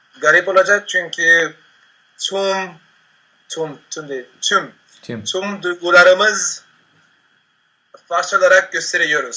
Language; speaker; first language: Turkish; non-native, learner; Spanish